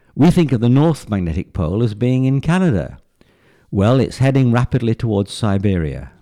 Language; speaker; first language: English; native; English